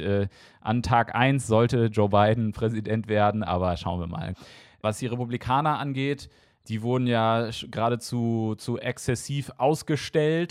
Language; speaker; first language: German; native; German